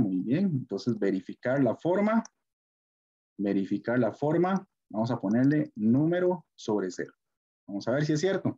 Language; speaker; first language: Spanish; native; Spanish